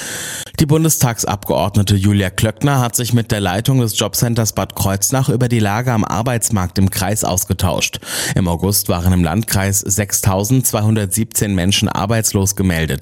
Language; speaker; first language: German; native; German